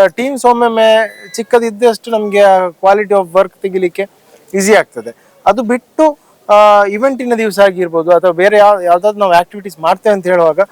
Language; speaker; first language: Kannada; native; Kannada